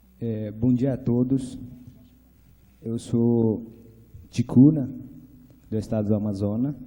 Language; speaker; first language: Portuguese; non-native, local second language; Ticuna